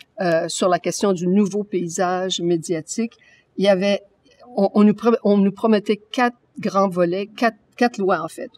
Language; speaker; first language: French; native; French